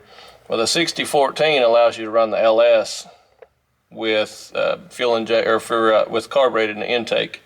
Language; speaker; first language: English; native; English